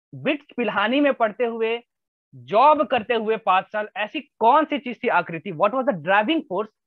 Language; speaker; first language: Hindi; native; Hindi